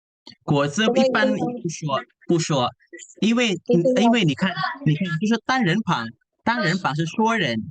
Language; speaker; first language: Chinese; non-native, fluent; Indonesian